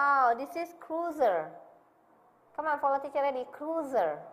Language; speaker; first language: English; non-native, learner; Indonesian